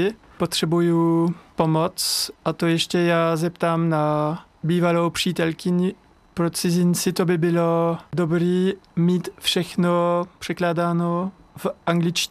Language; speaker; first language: Czech; non-native, learner; French